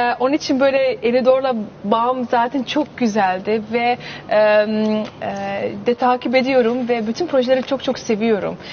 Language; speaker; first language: Turkish; early bilingual, heritage; Turkish